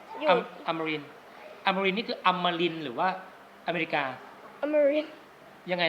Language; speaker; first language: Thai; native; Thai